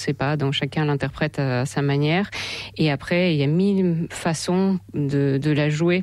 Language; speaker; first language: French; non-native, fluent; Russian